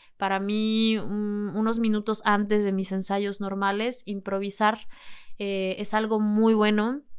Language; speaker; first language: Spanish; native; Spanish